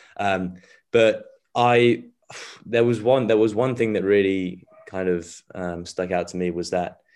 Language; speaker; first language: English; native; English